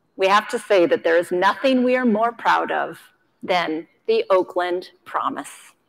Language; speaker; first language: English; native; English